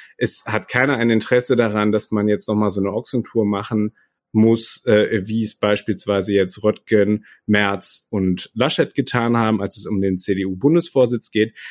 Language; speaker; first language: German; native; German